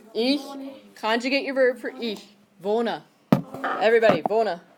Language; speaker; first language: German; non-native, fluent; English